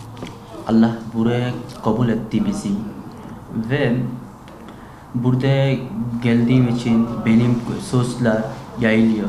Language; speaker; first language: Turkish; non-native, learner; Bangla